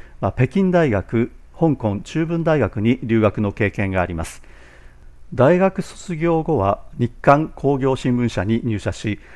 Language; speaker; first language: Japanese; native; Japanese